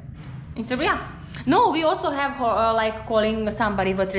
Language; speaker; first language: English; non-native, fluent; Serbian